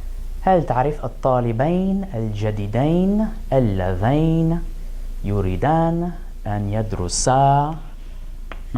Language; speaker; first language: Arabic; non-native, fluent; English